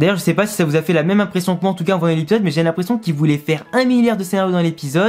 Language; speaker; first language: French; native; French